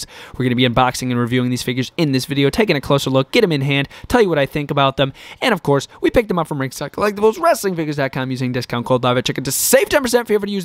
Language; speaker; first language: English; native; English